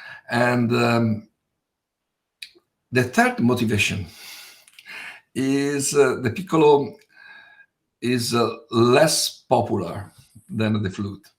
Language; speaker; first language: English; non-native, fluent; Italian